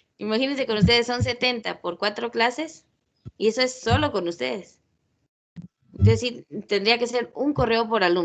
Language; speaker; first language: Spanish; native; Spanish